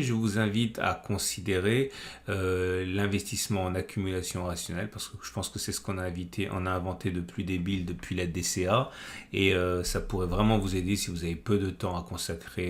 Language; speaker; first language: French; native; French